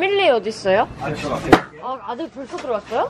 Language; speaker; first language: Korean; native; Korean